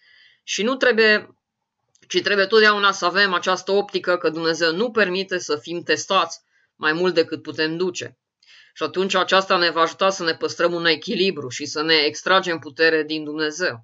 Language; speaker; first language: Romanian; native; Romanian